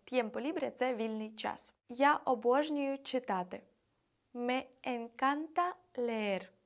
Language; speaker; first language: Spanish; non-native, fluent; Ukrainian